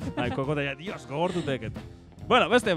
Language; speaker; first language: Basque; native; Basque